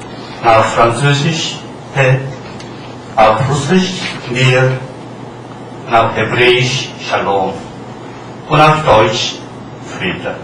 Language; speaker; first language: German; non-native, fluent; Korean